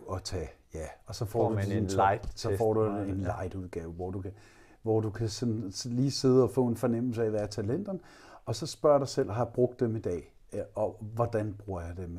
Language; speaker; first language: Danish; native; Danish